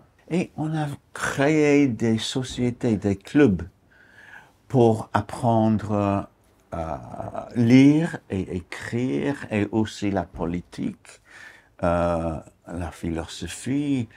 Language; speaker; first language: French; non-native, fluent; English